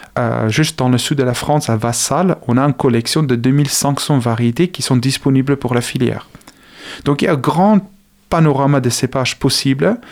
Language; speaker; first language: French; non-native, fluent; Afrikaans